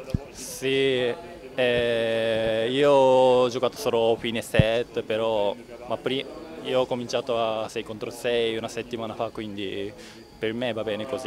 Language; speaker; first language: Italian; non-native, fluent; Japanese